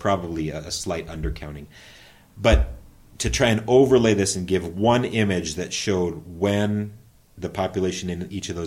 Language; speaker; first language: English; native; English